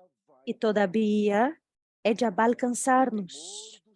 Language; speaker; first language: Spanish; non-native, fluent; Portuguese